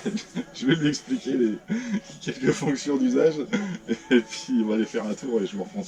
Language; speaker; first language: French; native; French